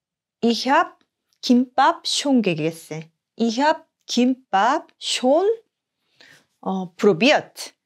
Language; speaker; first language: German; non-native, fluent; Korean